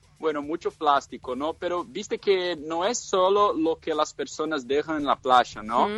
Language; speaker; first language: Spanish; non-native, fluent; Portuguese